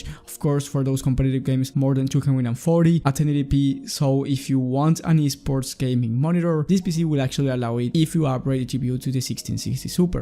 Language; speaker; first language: English; non-native, fluent; Spanish